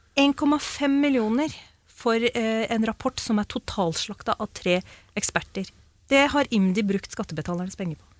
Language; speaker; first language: Norwegian; early bilingual, other home language; Urdu